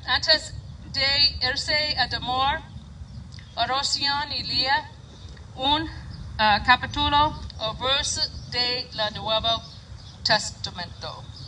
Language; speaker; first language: Spanish; non-native, learner; English